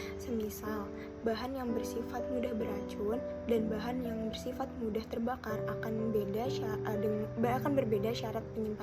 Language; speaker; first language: Malay; native; Malay